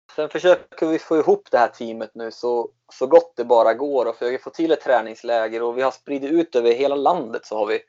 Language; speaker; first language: Swedish; native; Swedish